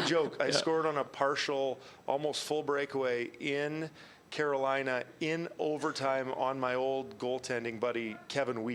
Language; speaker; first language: English; native; English